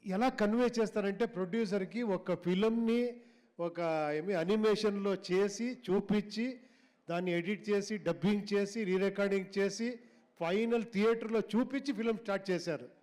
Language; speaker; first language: Telugu; non-native, local second language; Kannada